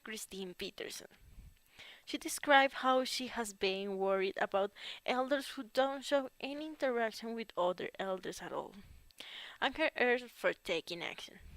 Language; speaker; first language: English; non-native, learner; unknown